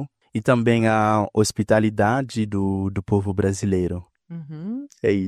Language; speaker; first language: Portuguese; non-native, fluent; Haitian Creole